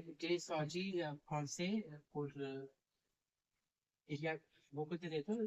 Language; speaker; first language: French; non-native, learner; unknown